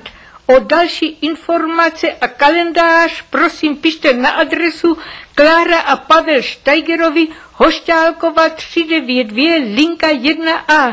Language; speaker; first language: Czech; native; Czech